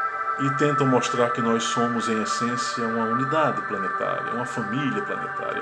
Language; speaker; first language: Portuguese; native; Portuguese